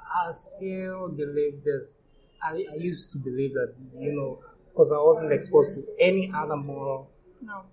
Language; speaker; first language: English; non-native, local second language; Swahili